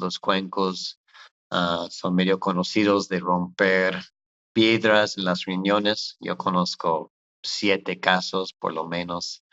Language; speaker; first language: Spanish; non-native, fluent; English